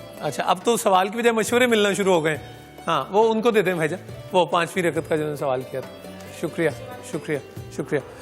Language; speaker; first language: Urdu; native; Urdu